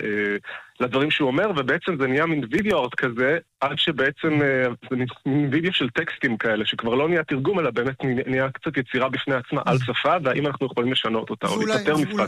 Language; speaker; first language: Hebrew; native; Hebrew